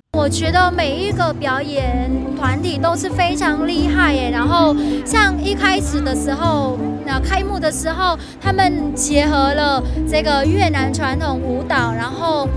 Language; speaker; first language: Chinese; non-native, fluent; Vietnamese